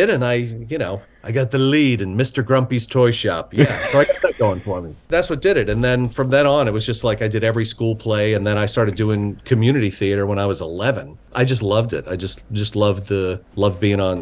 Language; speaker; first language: English; native; English